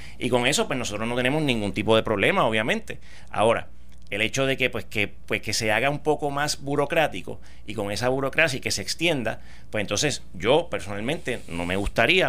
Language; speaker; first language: Spanish; native; Spanish